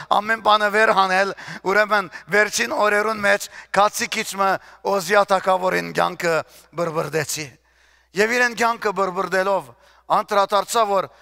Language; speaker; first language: Armenian; early bilingual, heritage; Armenian